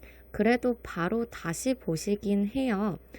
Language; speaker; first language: Korean; native; Korean